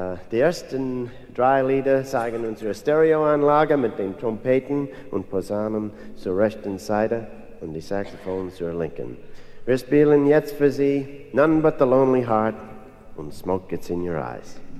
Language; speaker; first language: German; non-native, learner; English